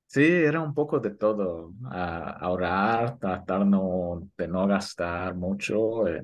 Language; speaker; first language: Spanish; early bilingual, heritage; Spanish